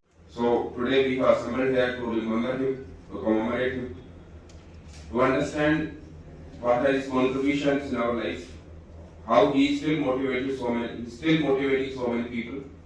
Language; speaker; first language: English; non-native, local second language; Hindi